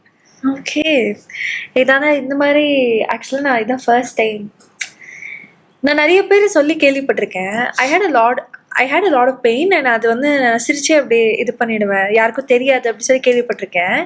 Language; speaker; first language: Tamil; native; Tamil